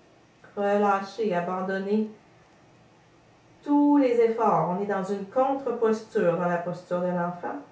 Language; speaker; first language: French; native; French